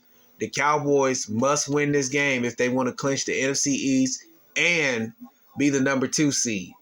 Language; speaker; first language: English; native; English